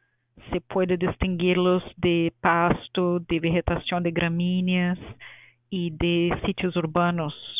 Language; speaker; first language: Spanish; non-native, fluent; Portuguese